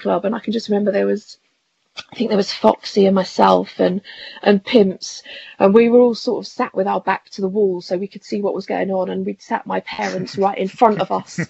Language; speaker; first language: English; native; English